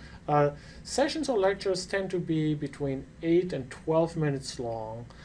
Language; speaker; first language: English; non-native, fluent; German